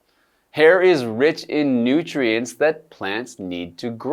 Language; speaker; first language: English; native; English